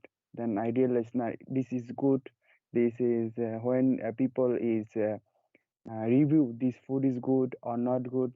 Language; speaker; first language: English; non-native, learner; Bangla